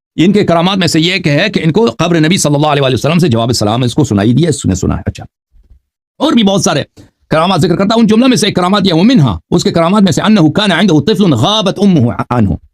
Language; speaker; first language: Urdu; non-native, fluent; Persian